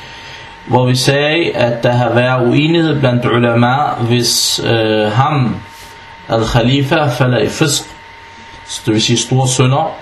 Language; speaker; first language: Danish; early bilingual, other home language; Arabic